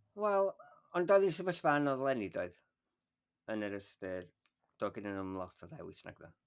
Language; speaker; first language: Welsh; native; Welsh